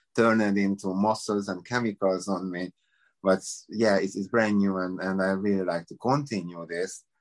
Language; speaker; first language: English; non-native, learner; Hungarian